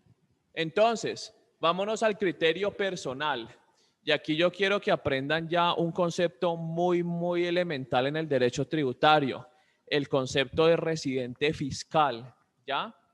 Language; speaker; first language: Spanish; native; Spanish